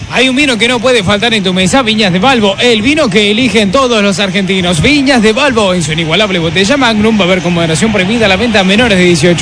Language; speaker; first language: Spanish; native; Spanish